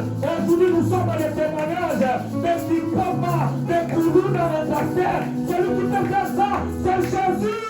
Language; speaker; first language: French; non-native, local second language; Lingala